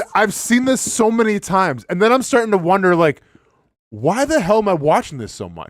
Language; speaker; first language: English; native; English